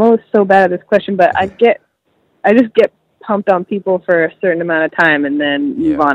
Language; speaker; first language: English; native; English